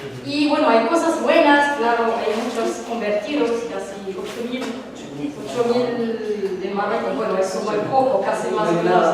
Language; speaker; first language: Spanish; non-native, learner; Arabic